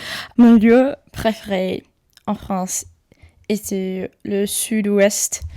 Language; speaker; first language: French; non-native, learner; English